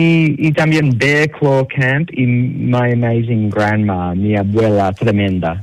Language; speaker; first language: Spanish; non-native, learner; English